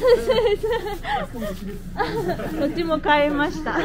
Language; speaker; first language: Japanese; non-native, fluent; Chinese